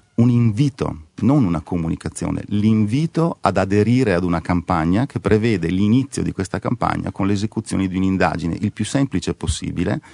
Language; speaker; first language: Italian; native; Italian